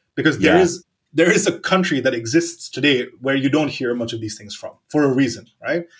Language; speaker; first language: English; non-native, local second language; Gujarati